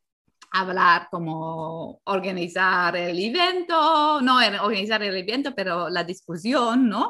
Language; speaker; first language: Spanish; non-native, fluent; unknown